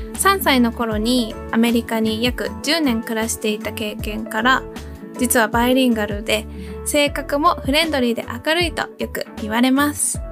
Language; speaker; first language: Japanese; early bilingual, heritage; Japanese